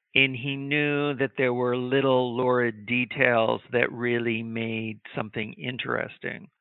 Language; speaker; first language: English; native; English